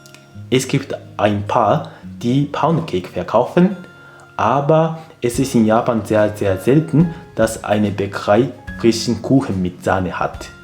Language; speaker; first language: German; non-native, fluent; Japanese